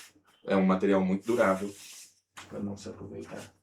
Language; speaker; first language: Portuguese; native; Portuguese